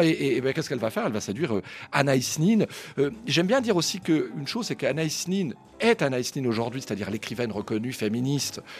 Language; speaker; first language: French; native; French